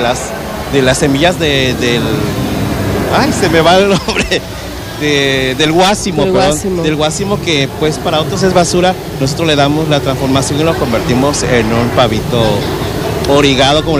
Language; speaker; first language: Spanish; native; Spanish